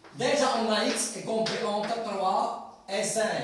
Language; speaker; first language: French; non-native, local second language; Arabic